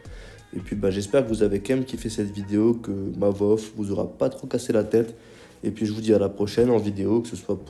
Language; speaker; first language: French; native; French